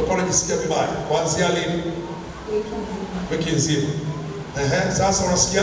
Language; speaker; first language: Swahili; native; Swahili